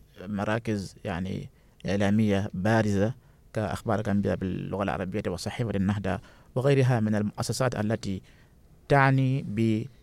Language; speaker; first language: Arabic; non-native, fluent; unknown